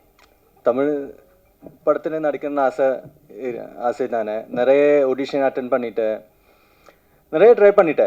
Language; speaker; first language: Tamil; non-native, learner; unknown